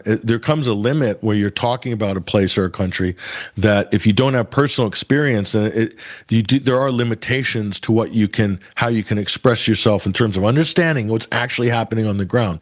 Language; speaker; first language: English; native; English